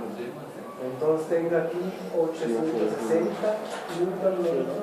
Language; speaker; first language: Spanish; non-native, fluent; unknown